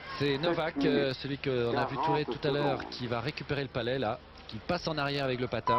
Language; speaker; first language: French; native; French